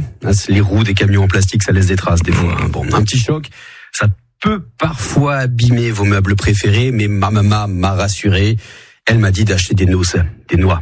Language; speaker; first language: French; native; French